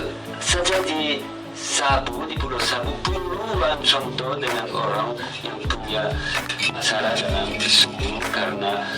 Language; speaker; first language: Indonesian; non-native, learner; French